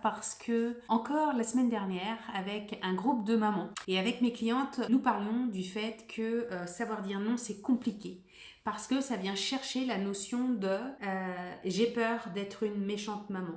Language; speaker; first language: French; native; French